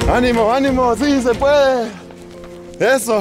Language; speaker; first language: Spanish; non-native, learner; English